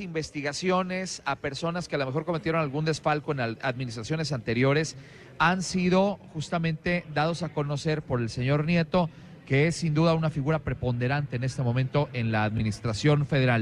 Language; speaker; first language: Spanish; native; Spanish